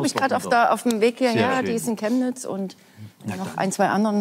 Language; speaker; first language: German; native; German